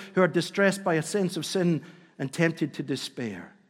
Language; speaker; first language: English; native; English